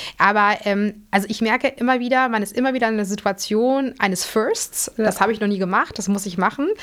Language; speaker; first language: German; early bilingual, other home language; Polish